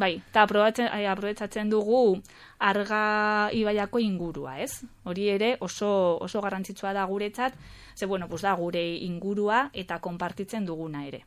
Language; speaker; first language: Basque; non-native, local second language; Spanish